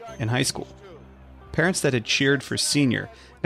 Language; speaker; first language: English; native; English